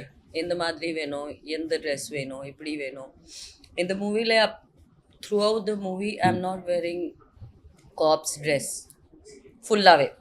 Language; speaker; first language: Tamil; non-native, fluent; Hindi